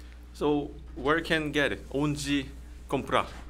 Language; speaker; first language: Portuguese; non-native, learner; Korean